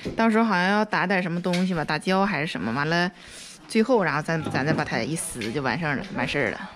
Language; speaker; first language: Chinese; native; Chinese